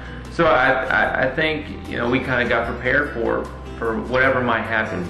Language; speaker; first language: English; native; English